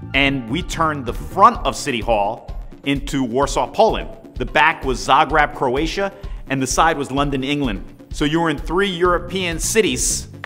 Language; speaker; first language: English; native; English